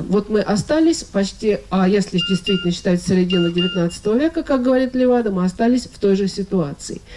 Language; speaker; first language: Russian; native; Russian